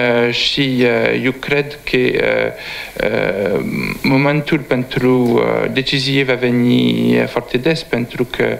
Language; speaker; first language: Romanian; non-native, learner; French